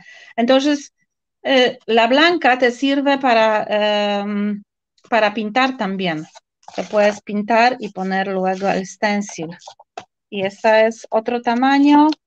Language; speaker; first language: Spanish; non-native, fluent; Polish